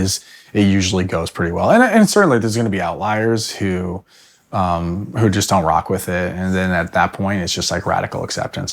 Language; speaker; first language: English; native; English